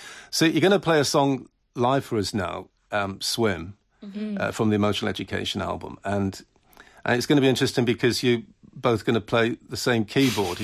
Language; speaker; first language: English; native; English